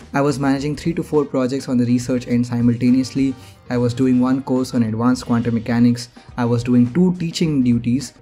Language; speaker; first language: English; non-native, local second language; Hindi